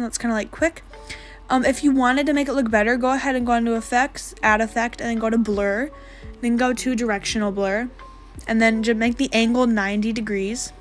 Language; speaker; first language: English; native; English